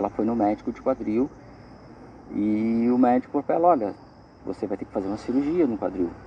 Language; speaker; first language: Portuguese; native; Portuguese